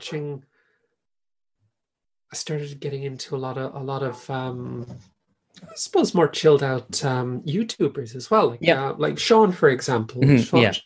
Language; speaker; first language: English; native; English